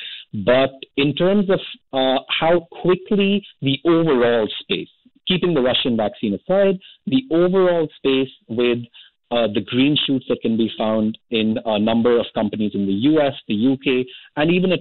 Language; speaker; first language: English; non-native, local second language; Hindi